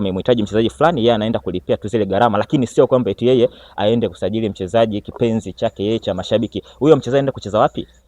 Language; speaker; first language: Swahili; native; Swahili